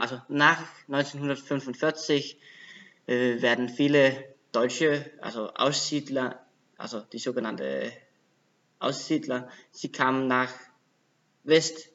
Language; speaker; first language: German; non-native, learner; Danish